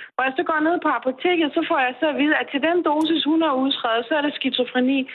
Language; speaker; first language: Danish; non-native, fluent; Persian